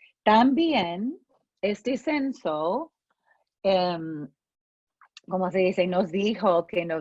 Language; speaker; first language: Spanish; non-native, fluent; English